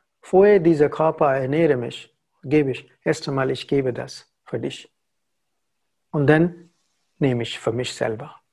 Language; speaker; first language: German; non-native, learner; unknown